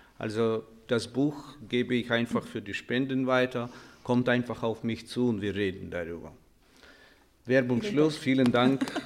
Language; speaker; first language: German; non-native, fluent; Russian